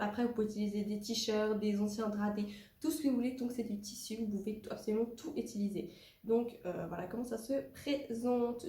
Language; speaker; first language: French; native; French